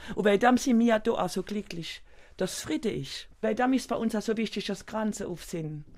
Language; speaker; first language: German; non-native, local second language; Swiss German